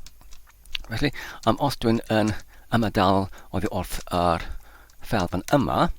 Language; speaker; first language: Welsh; non-native, learner; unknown